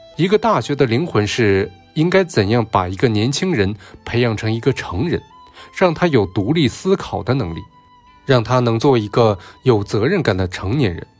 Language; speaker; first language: Chinese; non-native, local second language; Cantonese